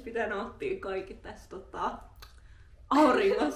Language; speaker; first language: Finnish; non-native, learner; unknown